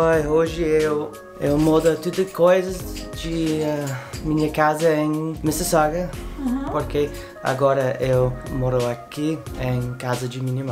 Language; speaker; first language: Portuguese; non-native, learner; English